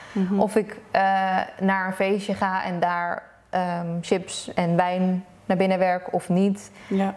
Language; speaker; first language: Dutch; early bilingual, other home language; Persian